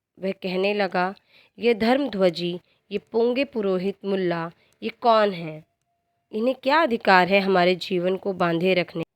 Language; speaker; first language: Hindi; native; Hindi